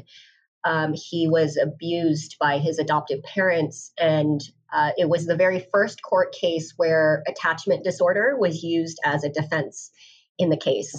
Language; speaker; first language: English; native; English